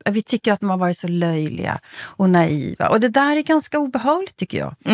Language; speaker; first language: Swedish; native; Swedish